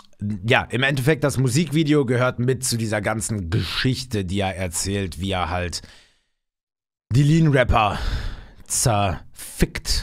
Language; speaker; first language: German; native; German